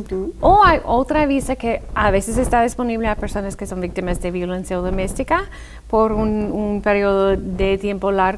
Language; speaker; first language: Spanish; non-native, fluent; English